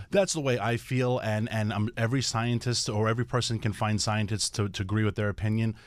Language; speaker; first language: English; native; English